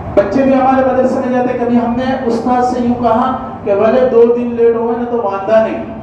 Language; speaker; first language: Urdu; native; Urdu